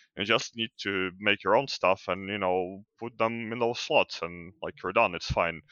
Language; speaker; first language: English; non-native, fluent; Ukrainian